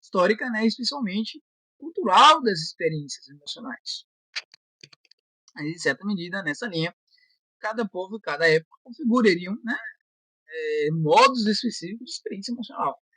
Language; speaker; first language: Portuguese; native; Portuguese